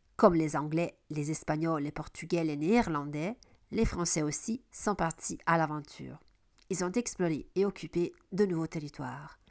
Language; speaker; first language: French; non-native, fluent; Italian